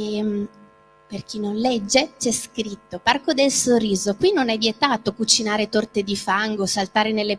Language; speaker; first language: Italian; native; Italian